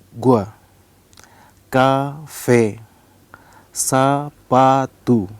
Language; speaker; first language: Portuguese; non-native, learner; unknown